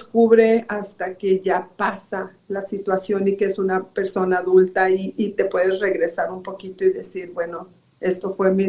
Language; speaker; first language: Spanish; native; Spanish